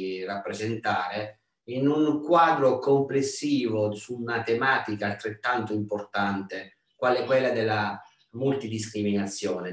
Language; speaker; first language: Italian; native; Italian